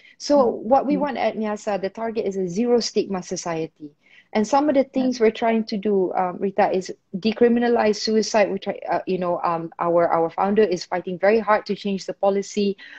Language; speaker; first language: English; non-native, local second language; Malay